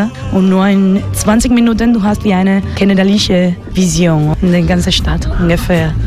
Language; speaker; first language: German; non-native, learner; Spanish